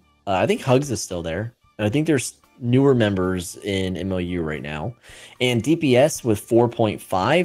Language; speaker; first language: English; native; English